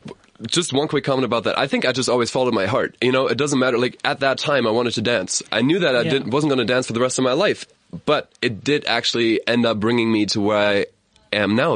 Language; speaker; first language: English; non-native, fluent; German